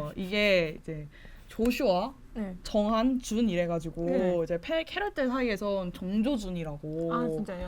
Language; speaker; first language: Korean; native; Korean